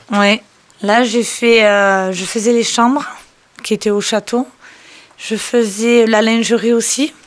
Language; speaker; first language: French; early bilingual, other home language; Portuguese